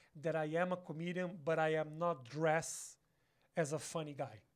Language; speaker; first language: English; non-native, fluent; Portuguese